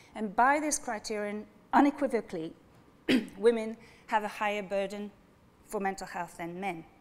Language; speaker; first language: English; non-native, fluent; French